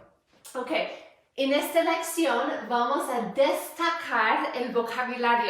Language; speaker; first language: Spanish; non-native, fluent; English